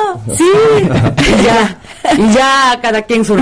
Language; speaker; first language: Spanish; non-native, fluent; Korean